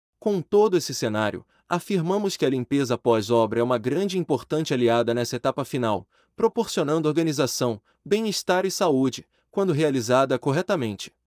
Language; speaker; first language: Portuguese; native; Portuguese